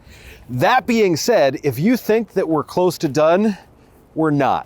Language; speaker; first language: English; native; English